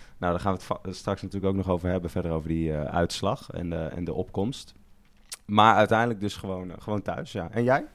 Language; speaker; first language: Dutch; native; Dutch